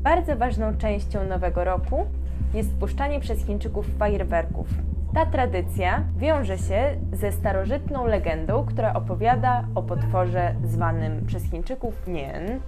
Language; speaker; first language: Polish; native; Polish